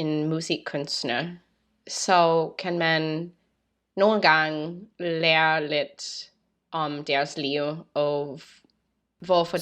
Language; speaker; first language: Danish; non-native, fluent; English